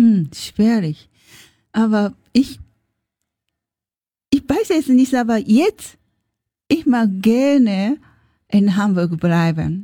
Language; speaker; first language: German; non-native, learner; Japanese